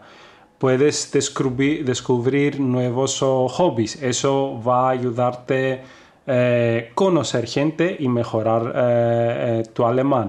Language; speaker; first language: Spanish; non-native, fluent; Greek